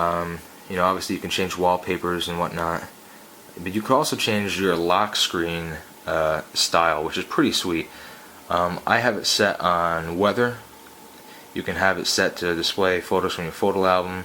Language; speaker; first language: English; native; English